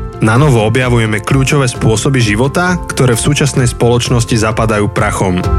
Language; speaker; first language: Slovak; native; Slovak